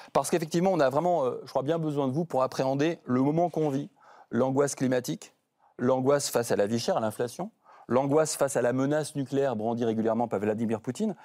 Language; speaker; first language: French; native; French